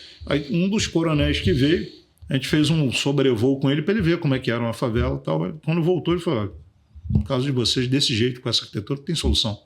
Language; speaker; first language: Portuguese; native; Portuguese